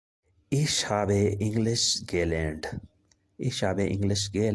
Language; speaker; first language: German; non-native, fluent; Urdu